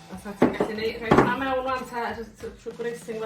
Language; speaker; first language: Welsh; native; Welsh